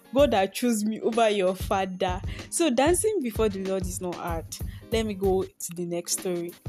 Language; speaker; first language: English; non-native, local second language; Yoruba